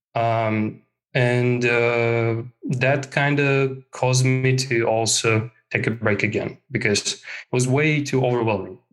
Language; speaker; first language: English; non-native, fluent; Russian